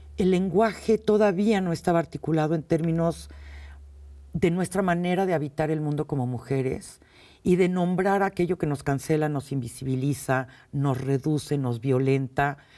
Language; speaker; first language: Spanish; native; Spanish